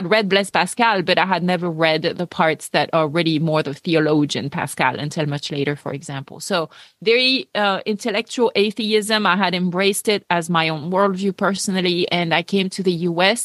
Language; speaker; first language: English; non-native, fluent; French